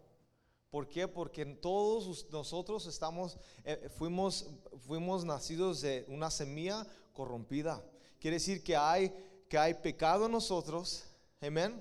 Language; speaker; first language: Spanish; early bilingual, heritage; Spanish